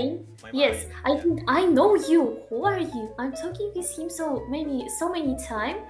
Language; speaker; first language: English; non-native, learner; Russian